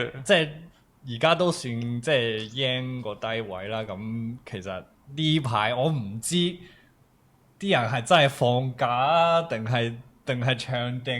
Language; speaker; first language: Cantonese; native; Cantonese